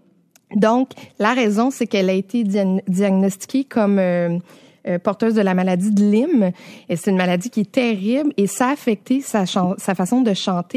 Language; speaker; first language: French; native; French